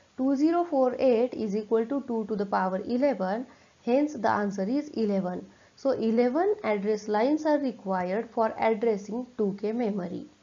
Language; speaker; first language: English; non-native, local second language; Marathi